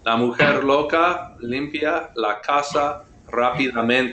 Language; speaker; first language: Spanish; non-native, fluent; English